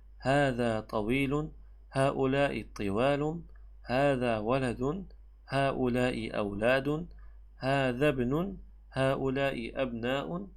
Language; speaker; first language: Arabic; non-native, fluent; Turkish